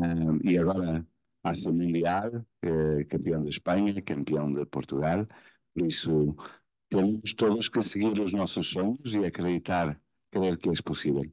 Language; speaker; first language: Spanish; non-native, fluent; Portuguese